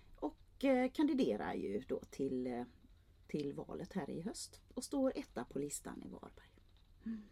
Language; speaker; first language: Swedish; native; Swedish